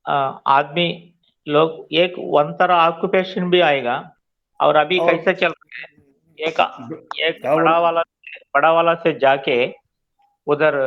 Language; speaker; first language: Hindi; non-native, local second language; Telugu